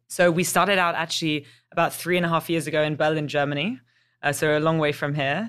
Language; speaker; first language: English; native; English